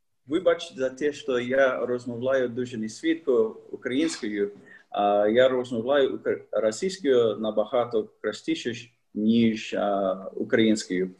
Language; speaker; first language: Ukrainian; non-native, learner; English